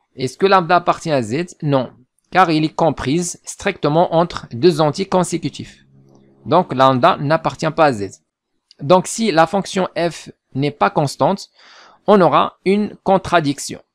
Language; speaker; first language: French; non-native, local second language; Arabic